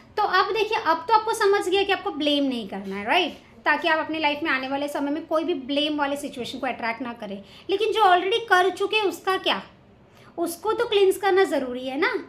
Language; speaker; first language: Hindi; native; Hindi